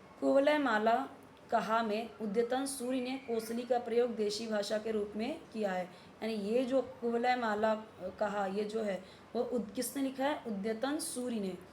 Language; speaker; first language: Hindi; native; Hindi